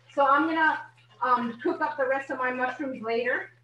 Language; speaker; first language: English; native; English